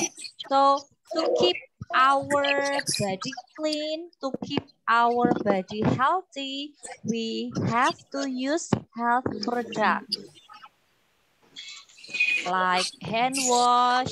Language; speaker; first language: English; non-native, fluent; Indonesian